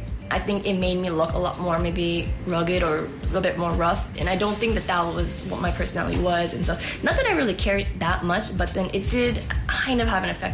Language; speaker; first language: English; native; English